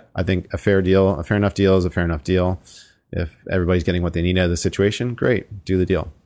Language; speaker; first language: English; native; English